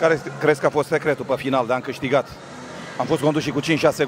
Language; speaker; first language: Romanian; native; Romanian